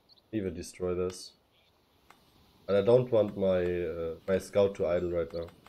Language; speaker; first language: English; non-native, fluent; German